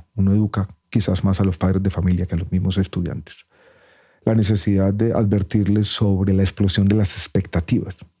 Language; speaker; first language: Spanish; native; Spanish